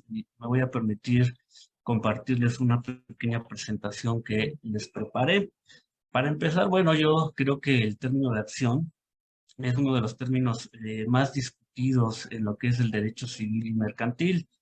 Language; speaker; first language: Spanish; native; Spanish